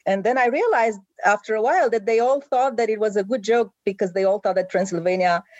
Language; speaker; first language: English; non-native, fluent; Romanian